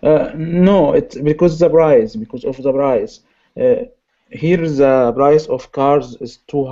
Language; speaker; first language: English; non-native, learner; Arabic